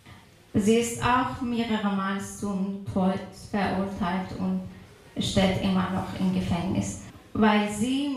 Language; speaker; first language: German; non-native, fluent; Persian